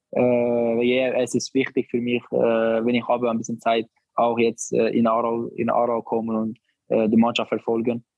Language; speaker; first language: German; non-native, learner; Albanian